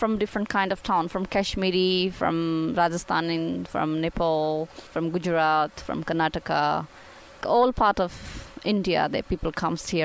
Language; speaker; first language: English; non-native, local second language; Kannada